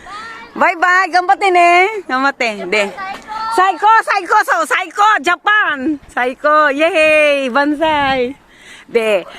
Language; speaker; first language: Japanese; non-native, learner; Filipino